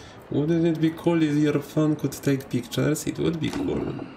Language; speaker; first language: English; non-native, fluent; Polish